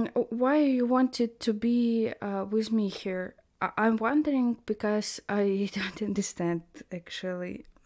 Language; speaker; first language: English; non-native, learner; Russian